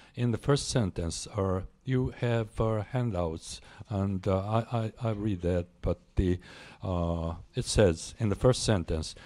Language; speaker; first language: English; non-native, fluent; Japanese